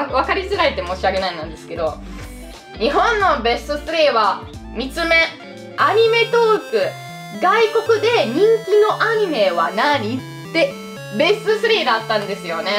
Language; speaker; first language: Japanese; non-native, fluent; Italian